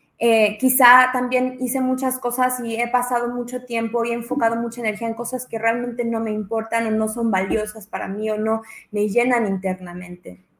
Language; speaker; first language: Spanish; early bilingual, heritage; Spanish